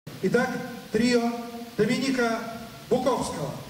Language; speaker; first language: Russian; native; Russian